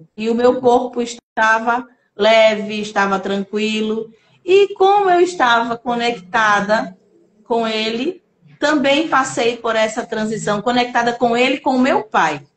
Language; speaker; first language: Portuguese; native; Portuguese